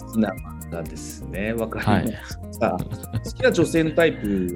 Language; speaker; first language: Japanese; native; Japanese